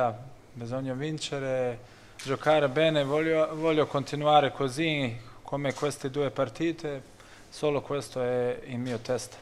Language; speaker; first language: Italian; non-native, learner; Bosnian